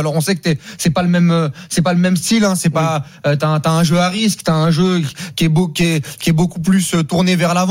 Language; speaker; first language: French; native; French